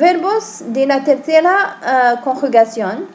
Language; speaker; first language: Spanish; non-native, fluent; Arabic